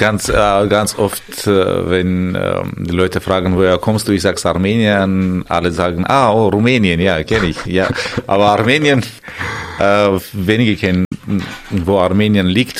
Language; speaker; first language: German; non-native, fluent; Armenian